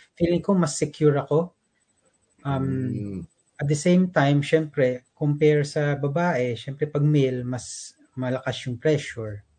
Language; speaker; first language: Filipino; native; Filipino